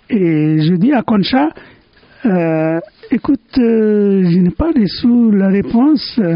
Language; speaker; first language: French; non-native, fluent; Bangla